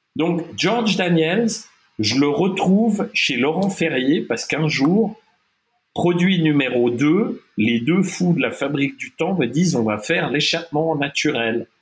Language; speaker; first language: French; non-native, local second language; German